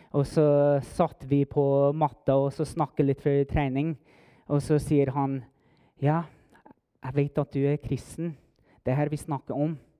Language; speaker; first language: Norwegian; non-native, fluent; English